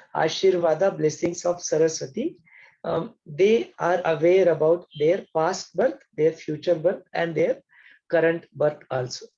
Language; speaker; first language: English; non-native, local second language; Hindi